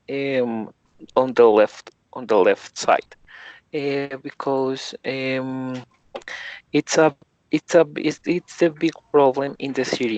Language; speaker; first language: English; non-native, learner; Spanish